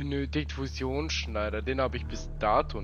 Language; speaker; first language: German; native; German